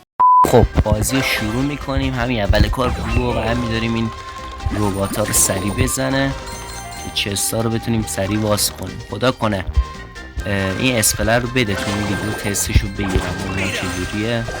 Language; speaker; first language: Persian; native; Persian